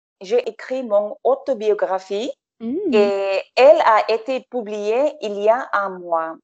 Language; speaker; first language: French; non-native, fluent; English